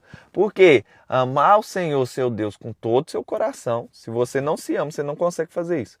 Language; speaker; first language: Portuguese; native; Portuguese